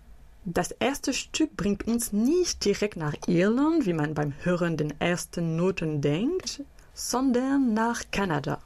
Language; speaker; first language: German; native; German